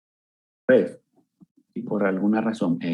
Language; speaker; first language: Spanish; native; Spanish